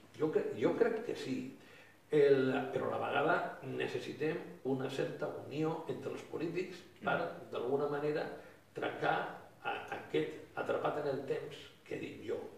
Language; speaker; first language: Catalan; non-native, local second language; Spanish